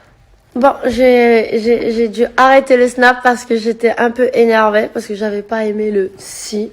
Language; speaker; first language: French; native; French